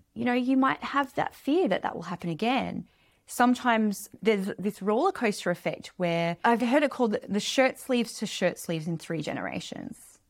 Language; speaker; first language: English; native; English